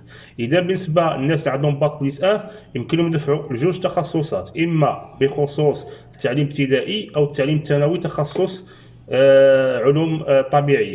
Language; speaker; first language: Arabic; native; Arabic